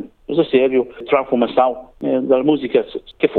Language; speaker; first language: Portuguese; non-native, learner; English